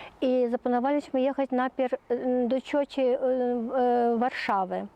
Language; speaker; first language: Polish; early bilingual, heritage; Polish